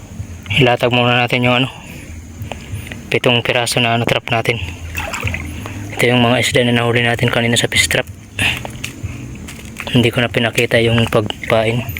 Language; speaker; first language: Filipino; native; Filipino